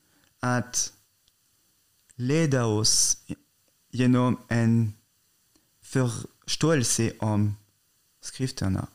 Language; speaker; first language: Swedish; non-native, fluent; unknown